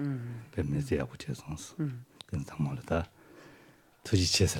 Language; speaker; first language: French; non-native, learner; Tibetan